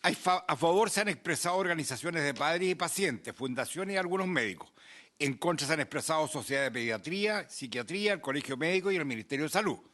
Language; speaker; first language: Spanish; native; Spanish